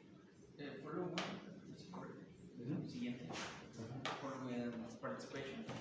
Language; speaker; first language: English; non-native, learner; Spanish